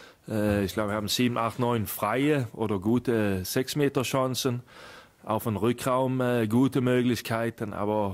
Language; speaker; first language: German; non-native, fluent; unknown